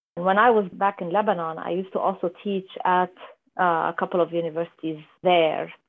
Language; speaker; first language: English; non-native, fluent; Arabic